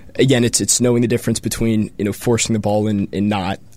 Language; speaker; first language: English; native; English